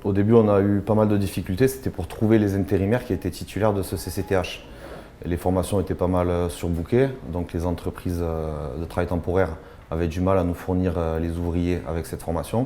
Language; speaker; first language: French; native; French